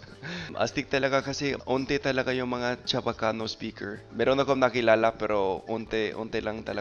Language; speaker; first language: Filipino; non-native, fluent; English